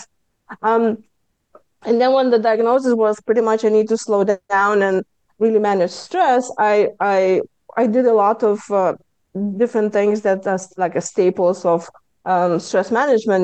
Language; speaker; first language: English; non-native, fluent; Lithuanian